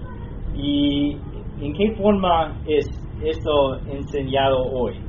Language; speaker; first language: Spanish; non-native, fluent; English